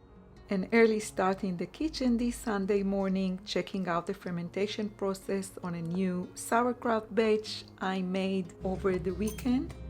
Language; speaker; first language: English; non-native, fluent; Hebrew